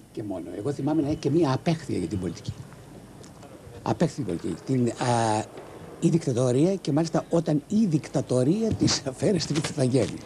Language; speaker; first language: Greek; native; Greek